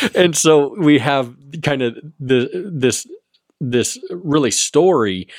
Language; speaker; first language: English; native; English